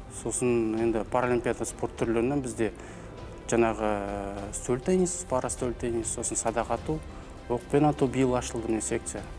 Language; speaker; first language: Kazakh; native; Kazakh